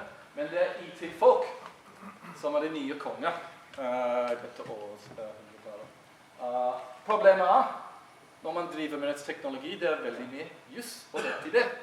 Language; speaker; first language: Norwegian; non-native, fluent; English